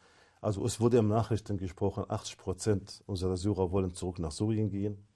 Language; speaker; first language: German; non-native, fluent; Arabic